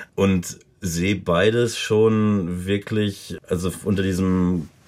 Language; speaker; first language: German; native; German